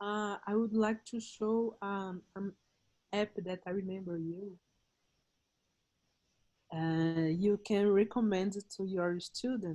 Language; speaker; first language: English; non-native, learner; Portuguese